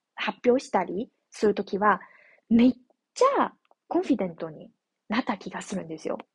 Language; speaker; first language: Japanese; non-native, fluent; Chinese